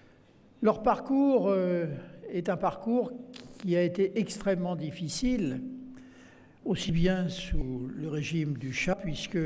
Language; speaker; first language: French; native; French